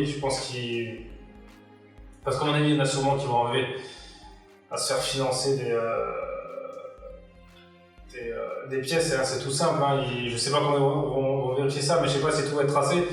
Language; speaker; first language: French; native; French